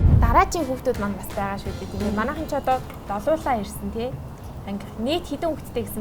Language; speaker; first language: Mongolian; native; Mongolian